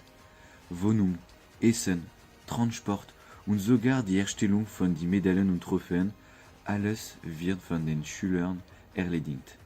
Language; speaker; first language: German; non-native, fluent; French